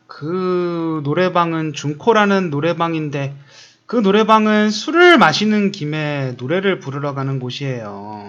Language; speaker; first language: Korean; non-native, fluent; Chinese